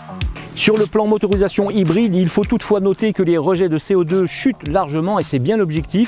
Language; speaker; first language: French; native; French